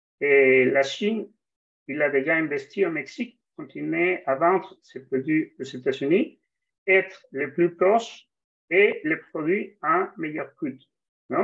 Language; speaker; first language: French; non-native, fluent; Spanish